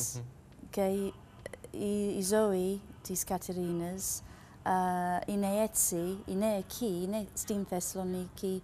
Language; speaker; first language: Greek; non-native, learner; English